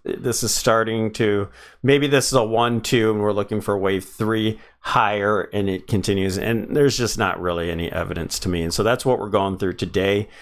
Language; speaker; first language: English; native; English